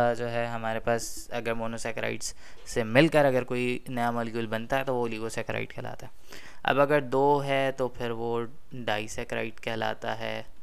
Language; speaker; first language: Urdu; native; Urdu